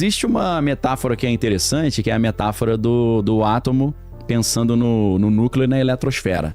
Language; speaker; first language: Portuguese; native; Portuguese